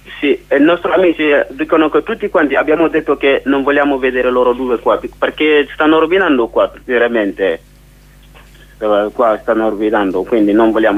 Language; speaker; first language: Italian; non-native, learner; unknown